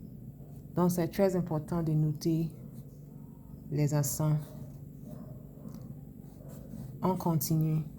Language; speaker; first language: French; non-native, fluent; English